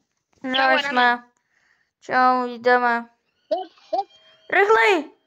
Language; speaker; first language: Czech; early bilingual, other home language; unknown